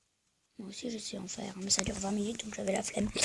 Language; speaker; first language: French; native; French